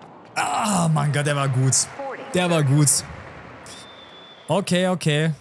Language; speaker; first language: German; native; German